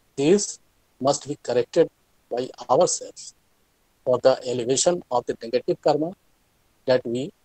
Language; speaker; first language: English; non-native, local second language; Hindi